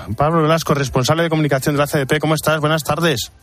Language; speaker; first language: Spanish; native; Spanish